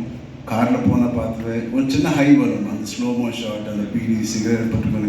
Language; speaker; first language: Tamil; non-native, learner; Telugu